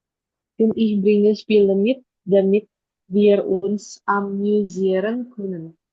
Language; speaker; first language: German; non-native, learner; Indonesian